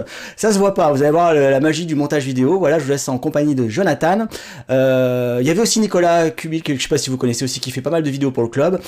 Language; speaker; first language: French; native; French